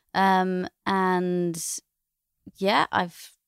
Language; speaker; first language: English; native; English